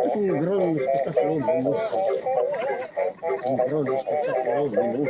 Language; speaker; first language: Spanish; non-native, learner; French